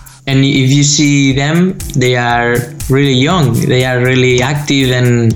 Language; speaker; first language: English; non-native, fluent; Spanish